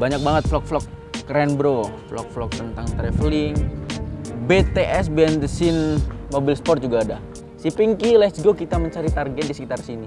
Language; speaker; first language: Indonesian; native; Indonesian